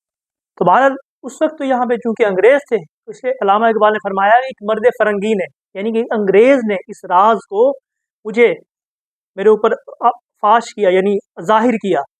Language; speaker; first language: Urdu; native; Urdu